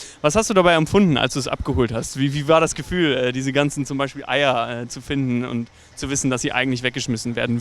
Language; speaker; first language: German; native; German